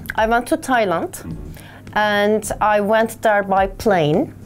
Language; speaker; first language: English; non-native, fluent; Turkish